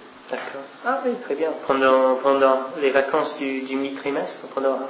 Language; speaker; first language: French; non-native, fluent; English